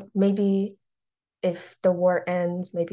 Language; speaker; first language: English; early bilingual, other home language; Russian